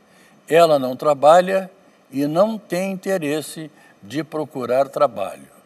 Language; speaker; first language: Portuguese; native; Portuguese